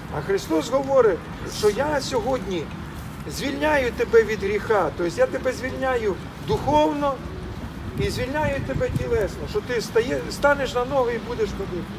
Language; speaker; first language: Ukrainian; non-native, local second language; Russian